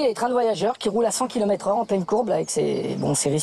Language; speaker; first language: French; native; French